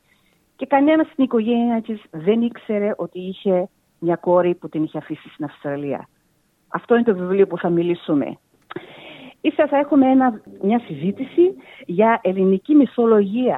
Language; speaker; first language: Greek; early bilingual, heritage; Greek